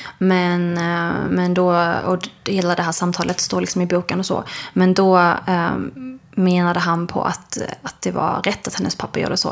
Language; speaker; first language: Swedish; early bilingual, other home language; Arabic